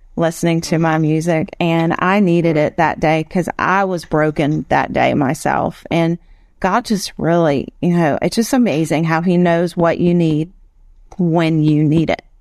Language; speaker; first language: English; native; English